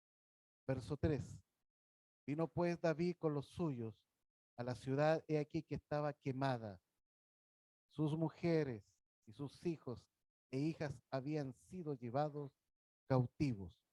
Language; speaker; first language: Spanish; native; Spanish